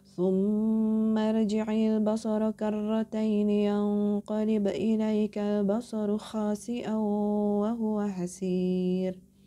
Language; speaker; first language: Arabic; non-native, learner; Indonesian